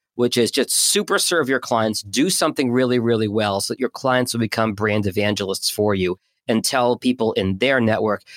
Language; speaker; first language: English; native; English